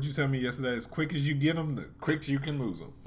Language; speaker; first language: English; native; English